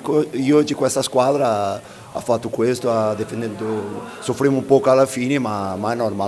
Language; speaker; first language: Italian; non-native, fluent; Portuguese